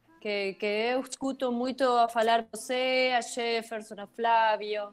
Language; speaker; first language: Portuguese; non-native, learner; Spanish